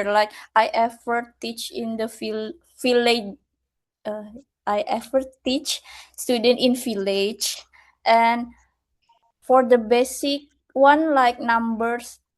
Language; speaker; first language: English; non-native, fluent; Indonesian